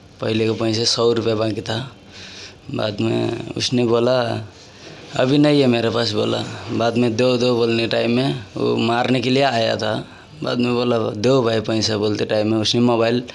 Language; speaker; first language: Hindi; non-native, local second language; Marathi